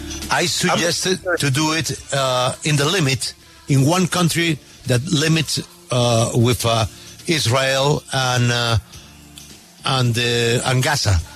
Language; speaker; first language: English; non-native, learner; Spanish